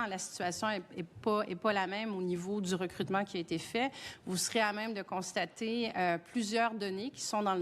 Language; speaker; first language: French; native; French